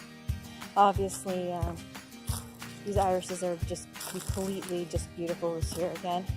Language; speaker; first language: English; native; English